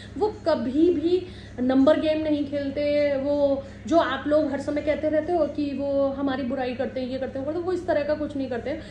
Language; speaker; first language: Hindi; native; Hindi